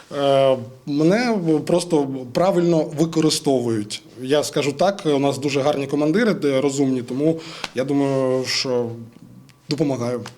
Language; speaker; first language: Ukrainian; non-native, local second language; Russian